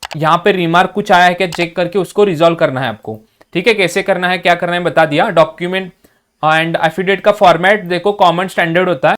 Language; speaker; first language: Hindi; non-native, local second language; Marathi